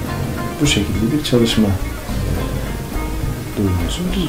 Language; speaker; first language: Turkish; native; Turkish